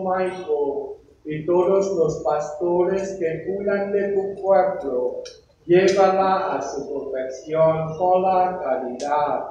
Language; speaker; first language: Spanish; non-native, learner; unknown